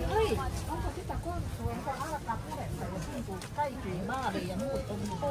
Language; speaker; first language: Finnish; non-native, learner; Thai